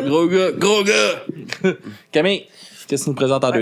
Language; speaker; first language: French; native; French